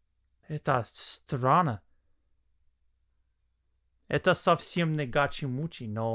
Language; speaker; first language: Russian; non-native, fluent; English